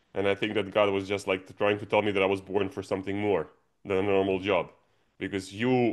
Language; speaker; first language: English; non-native, fluent; Croatian